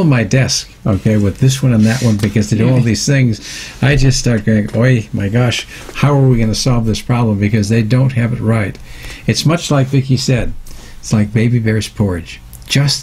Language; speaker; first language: English; native; English